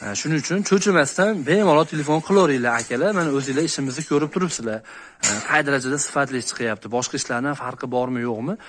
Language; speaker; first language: Uzbek; native; Uzbek